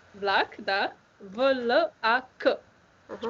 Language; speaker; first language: Russian; non-native, learner; Slovenian